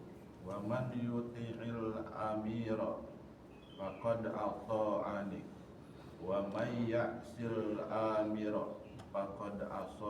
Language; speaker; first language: Arabic; non-native, learner; Indonesian